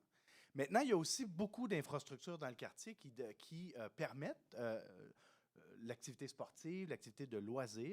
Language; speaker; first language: French; native; French